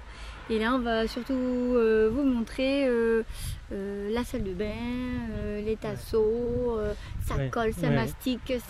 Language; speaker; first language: French; native; French